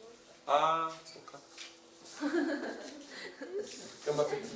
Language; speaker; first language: Japanese; non-native, learner; English